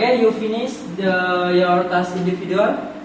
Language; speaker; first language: English; non-native, learner; Indonesian